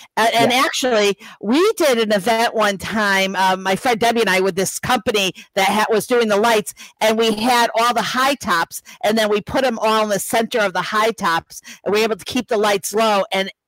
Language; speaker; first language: English; native; English